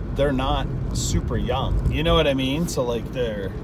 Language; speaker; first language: English; native; English